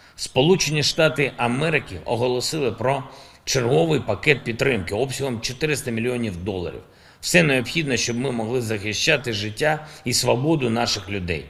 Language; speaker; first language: Ukrainian; non-native, local second language; Russian